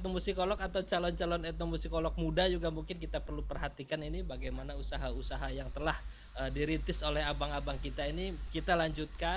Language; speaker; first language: Indonesian; native; Indonesian